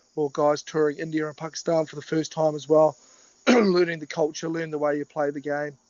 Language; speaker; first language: English; native; English